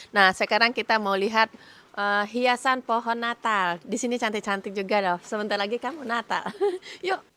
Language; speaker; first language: Indonesian; native; Indonesian